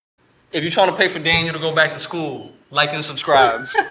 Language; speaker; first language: English; native; English